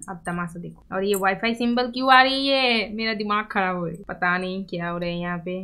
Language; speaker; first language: Hindi; non-native, local second language; Bangla